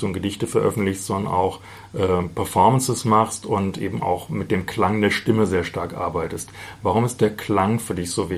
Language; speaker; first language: German; native; German